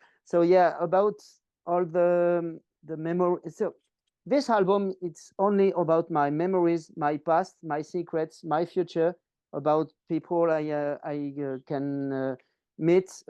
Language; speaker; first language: English; non-native, learner; French